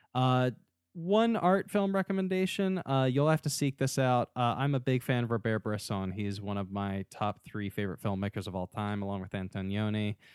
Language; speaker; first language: English; native; English